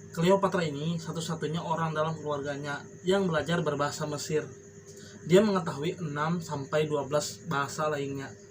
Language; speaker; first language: Indonesian; non-native, local second language; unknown